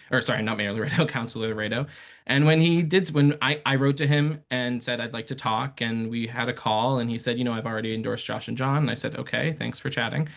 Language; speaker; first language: English; early bilingual, other home language; Persian